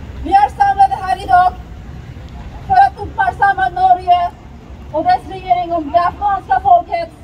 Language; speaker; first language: Swedish; early bilingual, other home language; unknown